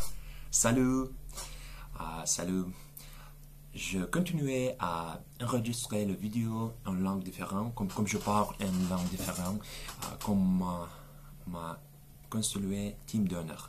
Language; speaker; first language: French; non-native, learner; Russian